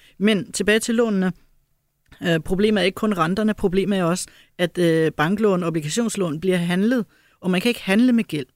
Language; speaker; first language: Danish; early bilingual, other home language; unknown